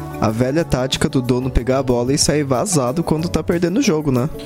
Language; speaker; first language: Portuguese; native; Portuguese